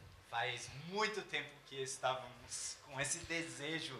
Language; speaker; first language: Portuguese; non-native, fluent; English